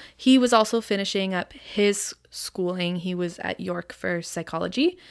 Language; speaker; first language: English; native; English